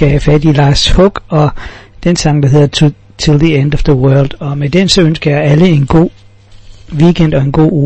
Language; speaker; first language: Danish; native; Danish